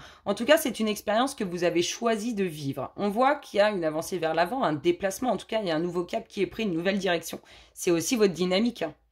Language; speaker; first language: French; native; French